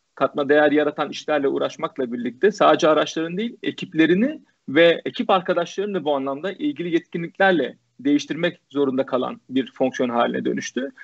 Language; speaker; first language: Turkish; native; Turkish